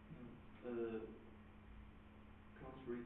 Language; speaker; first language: English; non-native, learner; Chinese